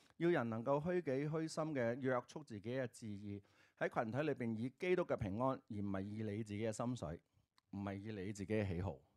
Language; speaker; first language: Cantonese; native; Cantonese